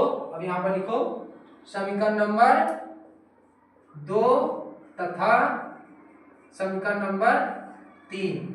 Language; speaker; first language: Hindi; native; Hindi